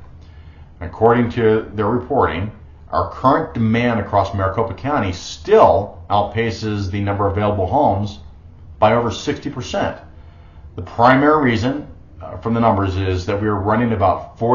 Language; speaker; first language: English; native; English